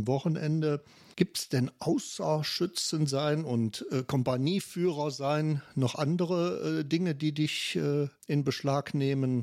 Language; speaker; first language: German; native; German